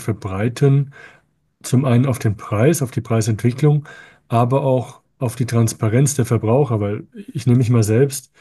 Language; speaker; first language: German; native; German